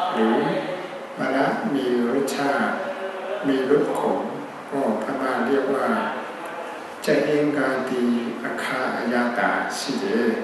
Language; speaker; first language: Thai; non-native, fluent; Burmese